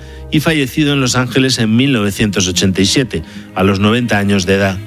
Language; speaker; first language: Spanish; native; Spanish